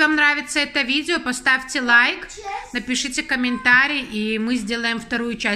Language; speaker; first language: Russian; native; Russian